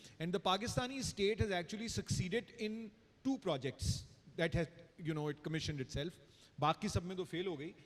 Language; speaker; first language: Urdu; native; Urdu